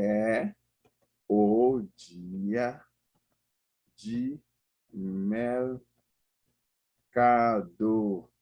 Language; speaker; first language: Portuguese; non-native, learner; Haitian Creole